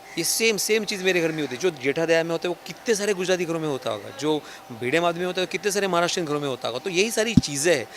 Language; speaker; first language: Hindi; non-native, local second language; Marathi